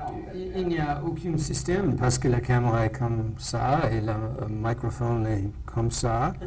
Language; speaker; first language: French; non-native, fluent; English